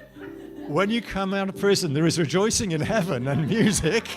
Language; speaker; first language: English; native; English